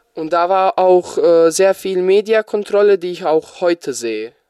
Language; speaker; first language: German; non-native, fluent; Bosnian